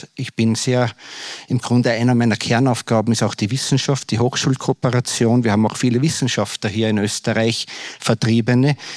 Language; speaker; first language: German; native; German